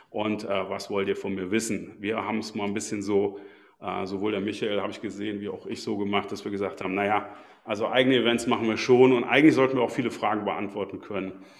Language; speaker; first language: German; native; German